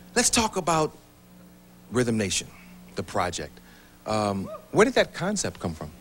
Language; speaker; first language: English; native; English